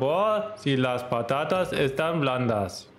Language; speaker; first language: Spanish; non-native, learner; German